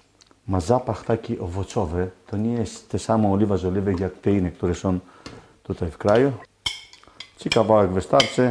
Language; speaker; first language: Polish; non-native, fluent; Greek